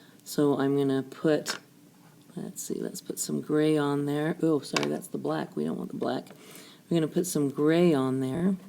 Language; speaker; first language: English; native; English